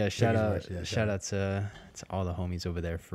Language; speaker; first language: English; native; English